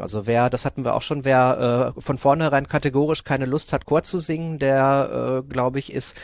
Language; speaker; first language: German; native; German